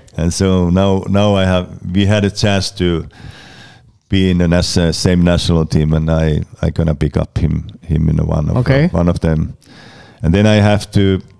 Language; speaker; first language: English; non-native, learner; Finnish